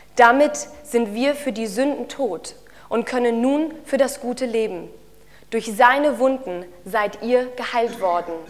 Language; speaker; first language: German; native; German